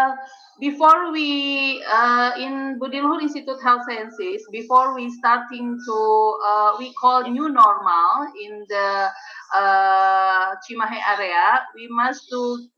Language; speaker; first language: English; non-native, learner; Indonesian